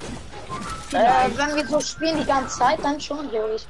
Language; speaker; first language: German; early bilingual, other home language; Macedonian